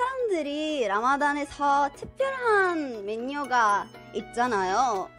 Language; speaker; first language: Korean; non-native, learner; Arabic